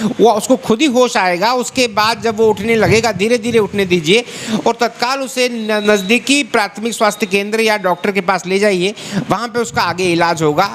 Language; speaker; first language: Hindi; native; Hindi